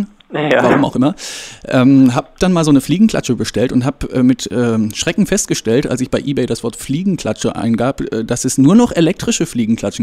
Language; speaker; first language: German; native; German